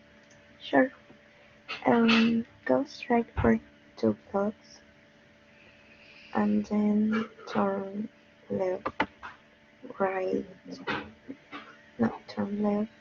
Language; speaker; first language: English; non-native, learner; Spanish